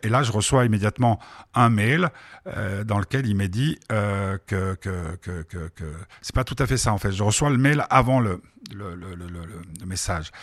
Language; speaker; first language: French; native; French